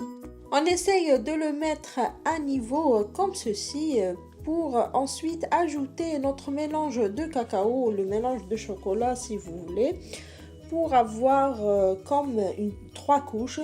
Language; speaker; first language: French; non-native, local second language; Arabic